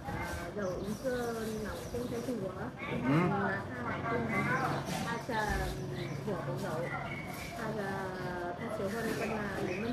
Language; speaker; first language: Chinese; non-native, learner; Vietnamese